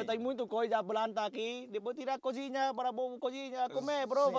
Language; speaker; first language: Portuguese; non-native, learner; Vietnamese